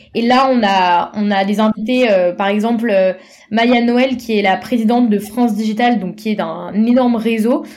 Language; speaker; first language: French; native; French